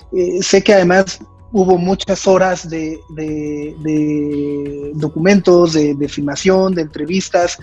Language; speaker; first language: Spanish; native; Spanish